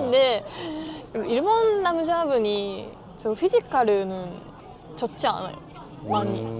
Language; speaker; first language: Korean; non-native, learner; Japanese